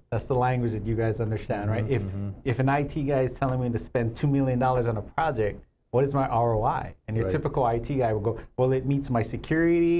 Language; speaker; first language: English; native; English